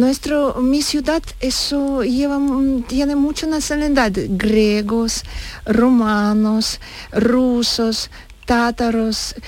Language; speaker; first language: Spanish; non-native, learner; Ukrainian